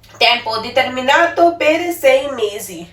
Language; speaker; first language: Italian; non-native, learner; Punjabi